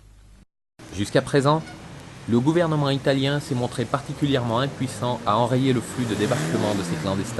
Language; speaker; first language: French; native; French